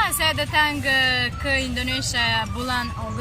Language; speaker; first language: Indonesian; non-native, learner; Tajik